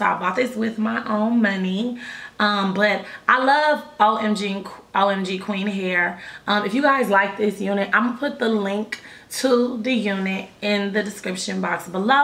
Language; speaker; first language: English; native; English